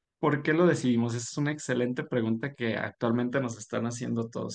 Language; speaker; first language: Spanish; native; Spanish